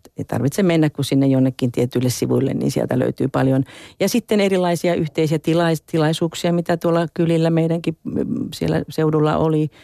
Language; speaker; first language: Finnish; native; Finnish